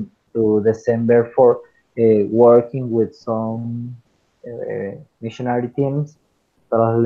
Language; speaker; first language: English; non-native, fluent; Spanish